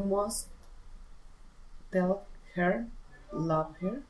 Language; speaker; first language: English; non-native, learner; Spanish